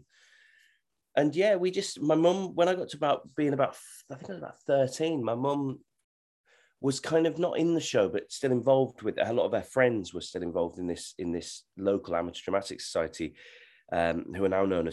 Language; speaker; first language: English; native; English